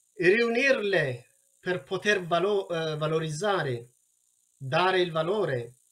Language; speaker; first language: Italian; non-native, learner; Wolaytta